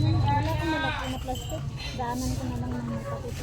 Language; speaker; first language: Filipino; native; Filipino